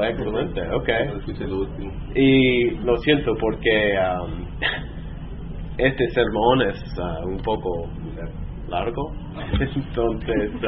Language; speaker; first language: Spanish; non-native, fluent; English